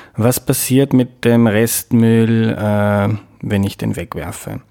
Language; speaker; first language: German; native; German